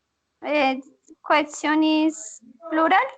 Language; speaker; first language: English; non-native, learner; Spanish